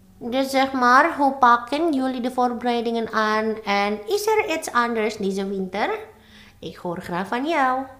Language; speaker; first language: Dutch; non-native, fluent; Indonesian